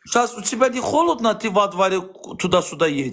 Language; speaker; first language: Russian; non-native, learner; Azerbaijani